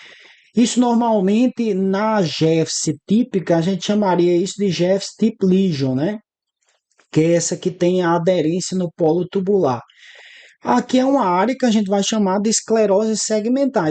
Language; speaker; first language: Portuguese; native; Portuguese